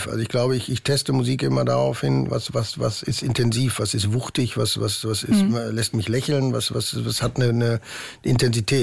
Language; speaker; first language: German; native; German